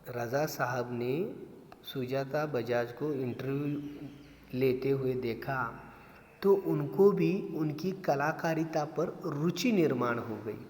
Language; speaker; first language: Hindi; non-native, local second language; Marathi